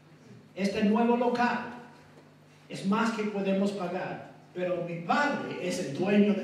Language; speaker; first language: Spanish; non-native, fluent; English